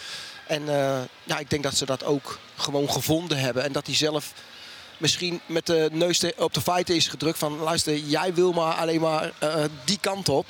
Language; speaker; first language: Dutch; native; Dutch